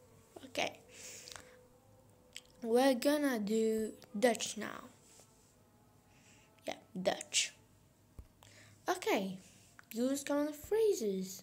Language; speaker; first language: English; non-native, fluent; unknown